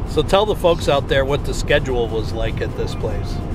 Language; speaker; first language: English; native; English